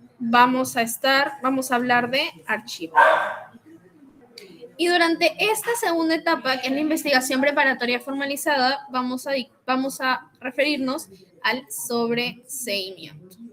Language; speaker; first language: Spanish; native; Spanish